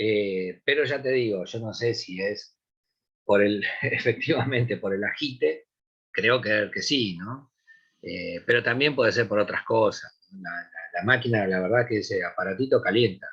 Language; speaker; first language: Spanish; native; Spanish